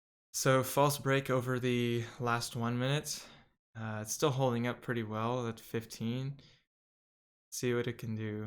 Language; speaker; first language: English; native; English